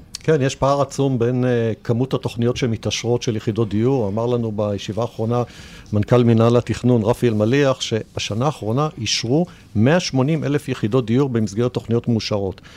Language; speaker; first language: Hebrew; native; Hebrew